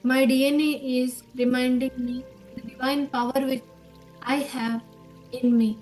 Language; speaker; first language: English; non-native, local second language; Kannada